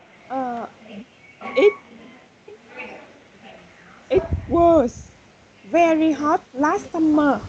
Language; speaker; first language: English; non-native, learner; Vietnamese